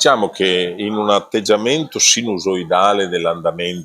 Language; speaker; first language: Italian; native; Italian